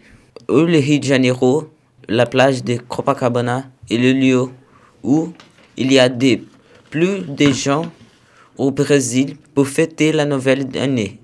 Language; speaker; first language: French; non-native, learner; Portuguese